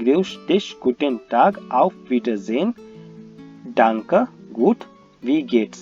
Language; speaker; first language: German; non-native, learner; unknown